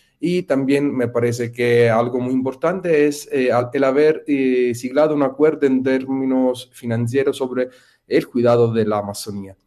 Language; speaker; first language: Spanish; non-native, fluent; Italian